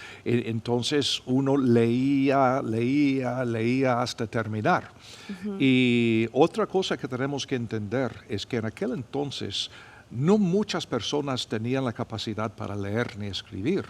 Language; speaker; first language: Spanish; non-native, fluent; English